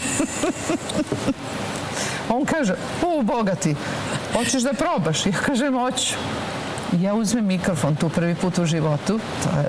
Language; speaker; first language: Serbian; native; Serbian